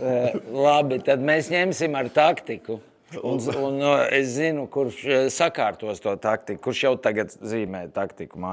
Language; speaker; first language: Latvian; native; Latvian